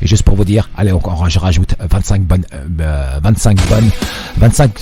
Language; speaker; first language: French; native; French